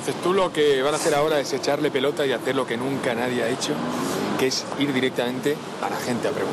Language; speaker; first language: Spanish; native; Spanish